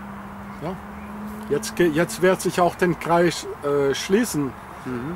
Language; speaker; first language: German; non-native, learner; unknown